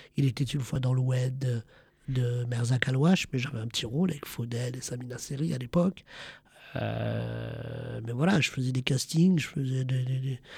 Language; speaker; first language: French; early bilingual, other home language; Arabic